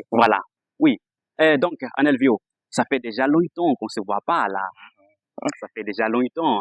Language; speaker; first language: French; non-native, fluent; Portuguese